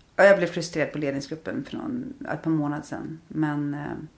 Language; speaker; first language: Swedish; native; Swedish